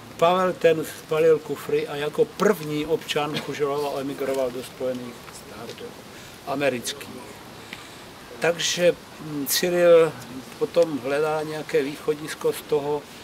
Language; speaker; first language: Czech; native; Czech